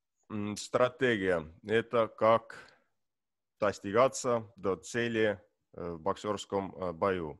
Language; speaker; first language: Russian; non-native, learner; Estonian